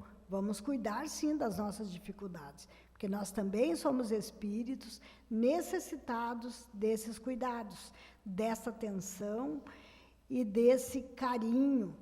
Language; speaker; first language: Portuguese; native; Portuguese